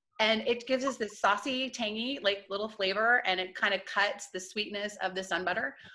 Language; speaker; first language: English; native; English